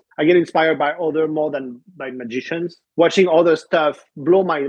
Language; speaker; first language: English; non-native, fluent; French